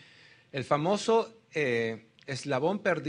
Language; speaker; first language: Spanish; native; Spanish